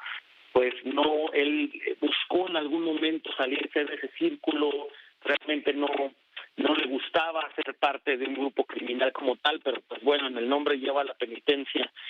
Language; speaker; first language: Spanish; native; Spanish